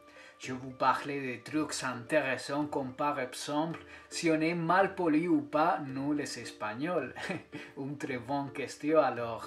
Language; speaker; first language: French; non-native, fluent; Spanish